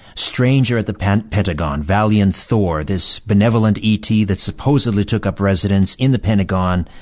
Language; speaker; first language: English; native; English